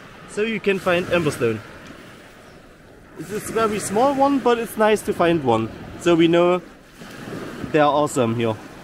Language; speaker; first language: English; non-native, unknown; German